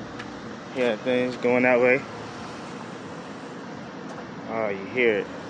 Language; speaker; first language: English; native; English